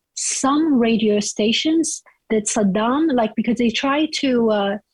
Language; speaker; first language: English; non-native, fluent; Arabic